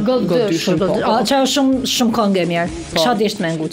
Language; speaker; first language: Albanian; native; Albanian